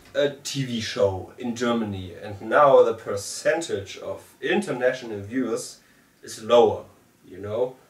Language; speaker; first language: English; non-native, fluent; German